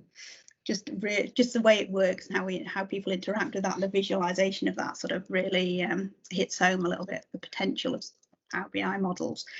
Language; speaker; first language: English; native; English